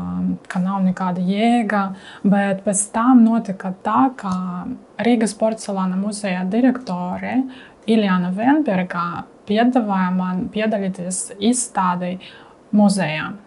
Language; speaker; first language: Latvian; non-native, learner; Russian